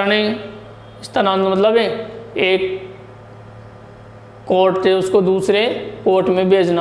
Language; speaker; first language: Hindi; native; Hindi